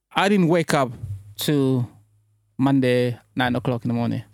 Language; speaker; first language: English; early bilingual, other home language; French